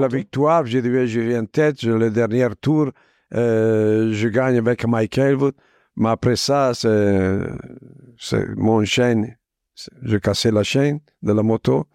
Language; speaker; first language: French; non-native, fluent; Italian